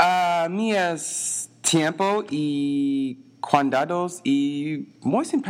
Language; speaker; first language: Spanish; non-native, learner; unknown